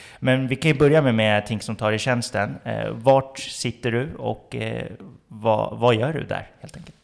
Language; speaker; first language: Swedish; native; Swedish